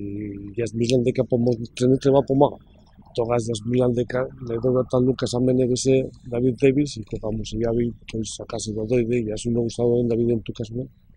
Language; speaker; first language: Macedonian; non-native, learner; Spanish